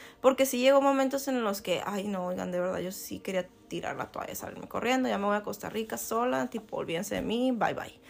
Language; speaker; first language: Spanish; native; Spanish